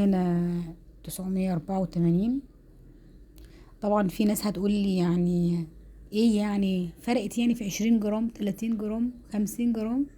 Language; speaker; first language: Arabic; native; Arabic